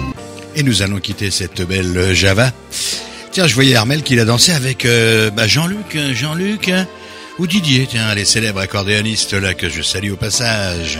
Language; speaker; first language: French; native; French